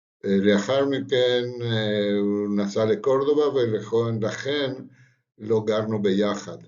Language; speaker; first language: Hebrew; non-native, fluent; Spanish